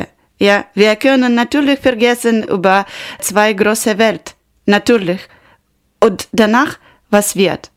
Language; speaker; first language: German; non-native, learner; Ukrainian